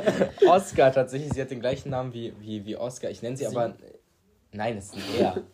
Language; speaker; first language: German; early bilingual, other home language; Greek